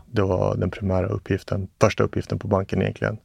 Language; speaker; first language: Swedish; early bilingual, other home language; English